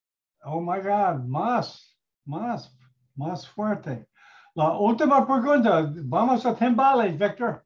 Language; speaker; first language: Spanish; non-native, learner; English